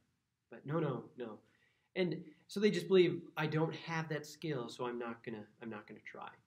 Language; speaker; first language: English; native; English